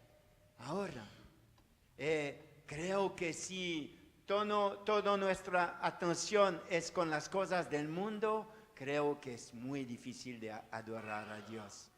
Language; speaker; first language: Spanish; non-native, learner; French